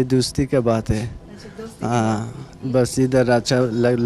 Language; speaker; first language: Hindi; non-native, learner; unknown